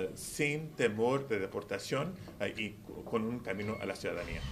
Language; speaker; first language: Spanish; early bilingual, heritage; Spanish